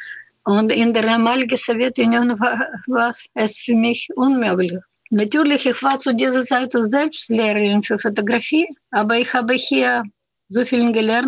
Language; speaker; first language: German; non-native, fluent; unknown